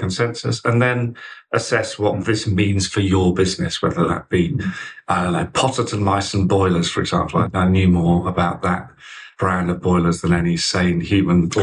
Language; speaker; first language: English; native; English